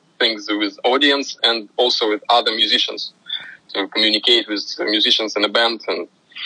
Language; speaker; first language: English; non-native, fluent; Russian